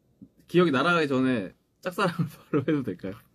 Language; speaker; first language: Korean; native; Korean